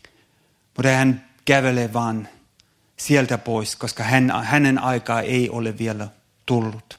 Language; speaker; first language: Finnish; non-native, fluent; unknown